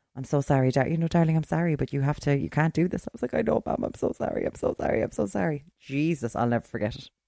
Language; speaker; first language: English; native; English